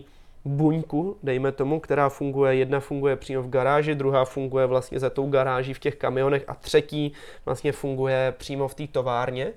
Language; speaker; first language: Czech; native; Czech